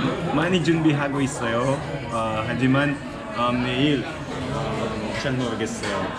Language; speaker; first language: Korean; non-native, learner; English